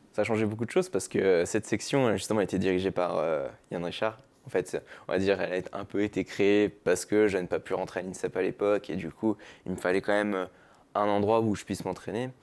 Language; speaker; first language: French; native; French